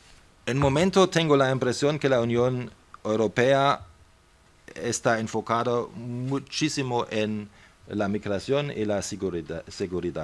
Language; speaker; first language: Spanish; non-native, fluent; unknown